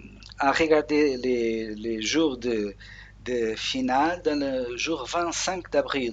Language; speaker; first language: French; non-native, learner; Portuguese